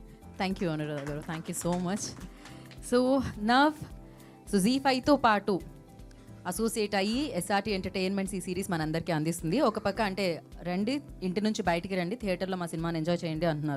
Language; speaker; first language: Telugu; native; Telugu